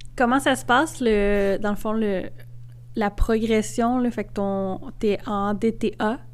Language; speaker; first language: French; native; French